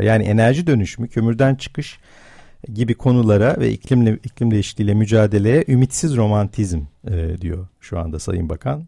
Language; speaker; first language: Turkish; native; Turkish